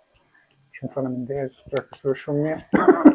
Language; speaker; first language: Albanian; non-native, learner; English